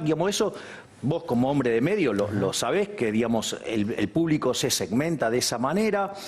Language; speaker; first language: Spanish; native; Spanish